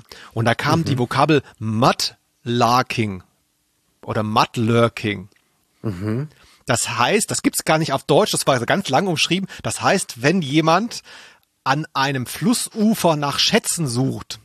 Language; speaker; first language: German; native; German